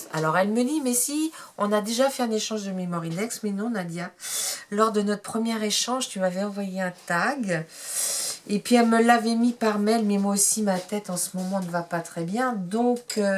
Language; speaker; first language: French; native; French